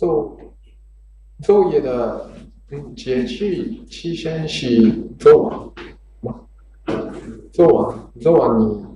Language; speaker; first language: Chinese; non-native, learner; Japanese